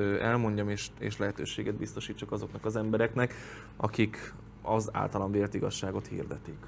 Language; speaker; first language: Hungarian; native; Hungarian